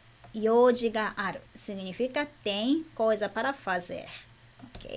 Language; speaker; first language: Portuguese; non-native, fluent; Japanese